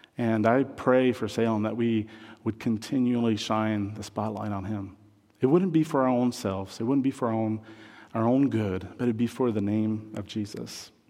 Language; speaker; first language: English; non-native, fluent; French